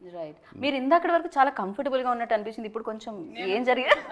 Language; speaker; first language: Telugu; native; Telugu